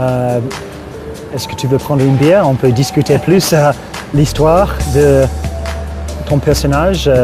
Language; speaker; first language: French; non-native, fluent; English